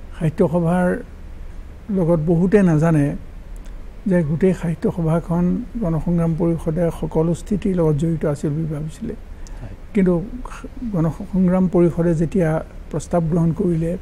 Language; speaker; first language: Assamese; native; Assamese